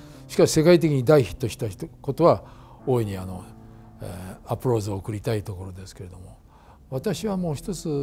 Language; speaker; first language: Japanese; native; Japanese